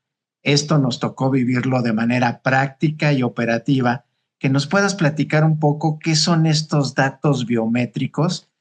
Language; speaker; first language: Spanish; native; Spanish